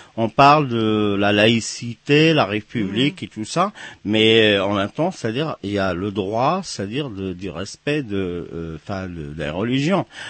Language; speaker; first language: French; non-native, local second language; Arabic